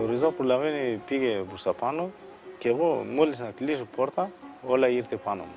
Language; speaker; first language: Greek; non-native, learner; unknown